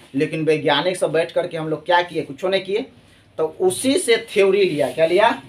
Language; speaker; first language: Hindi; native; Hindi